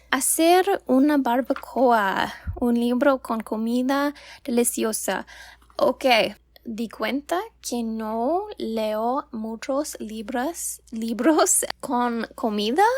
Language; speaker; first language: Spanish; non-native, learner; English